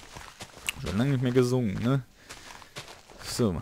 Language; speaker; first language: German; native; German